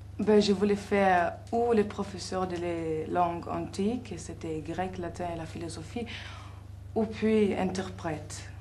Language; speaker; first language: French; non-native, fluent; German